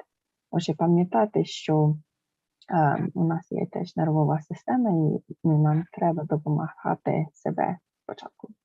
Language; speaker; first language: Ukrainian; early bilingual, heritage; English